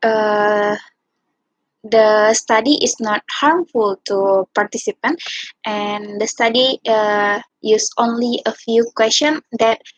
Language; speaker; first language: English; non-native, learner; Indonesian